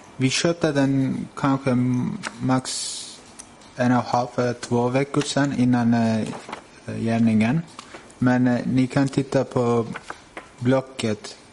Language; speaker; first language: Swedish; non-native, fluent; Turkish